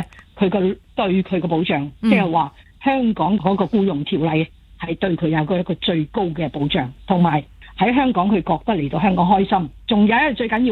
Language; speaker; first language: Cantonese; native; Cantonese